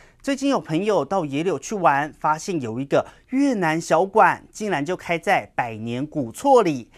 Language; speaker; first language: Chinese; native; Chinese